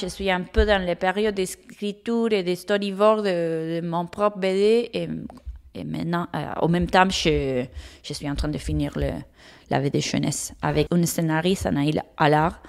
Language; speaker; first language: French; non-native, fluent; Spanish